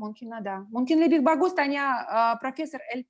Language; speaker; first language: Indonesian; non-native, learner; Russian